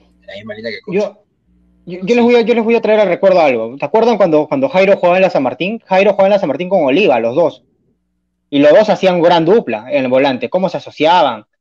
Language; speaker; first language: Spanish; native; Spanish